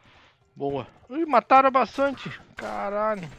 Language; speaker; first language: Portuguese; native; Portuguese